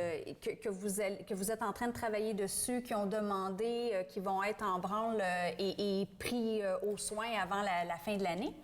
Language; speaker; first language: French; native; French